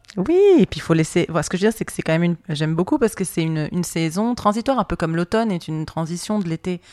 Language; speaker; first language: French; native; French